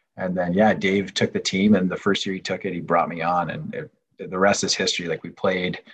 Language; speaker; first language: English; non-native, fluent; French